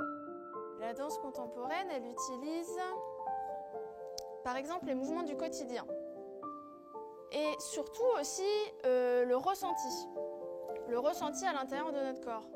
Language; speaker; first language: French; native; French